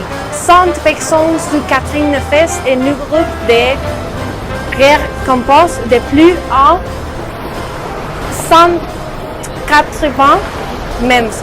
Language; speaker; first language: French; non-native, learner; Spanish